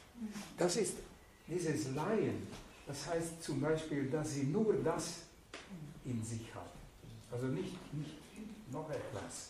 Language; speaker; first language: German; non-native, fluent; Hungarian